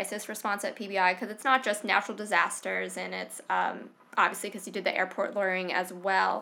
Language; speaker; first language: English; native; English